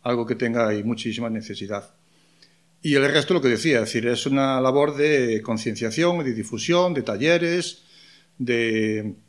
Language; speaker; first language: Spanish; non-native, local second language; Galician